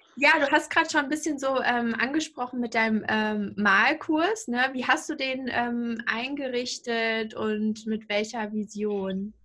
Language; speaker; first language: German; native; German